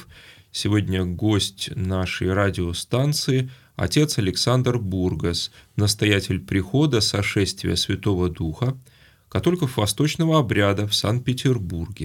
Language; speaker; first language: Russian; native; Russian